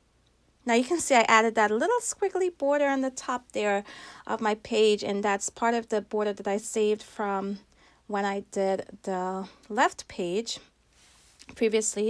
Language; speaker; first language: English; native; English